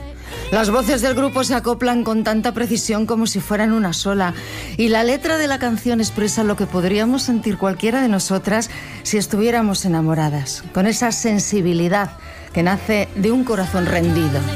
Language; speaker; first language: Spanish; native; Spanish